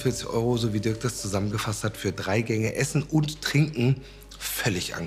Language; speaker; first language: German; native; German